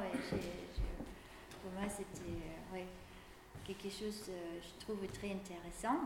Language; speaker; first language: French; non-native, fluent; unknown